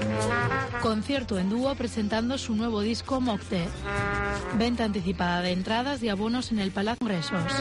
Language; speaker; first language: Spanish; native; Spanish